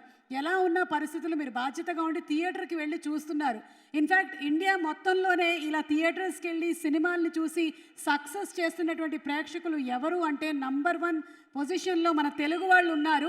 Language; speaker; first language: Telugu; native; Telugu